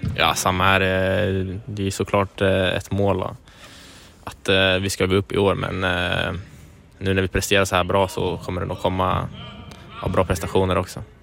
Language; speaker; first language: Swedish; native; Swedish